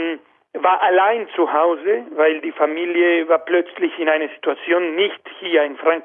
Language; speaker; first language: German; non-native, learner; Spanish